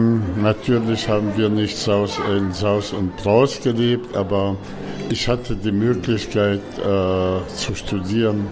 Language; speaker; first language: German; non-native, fluent; Arabic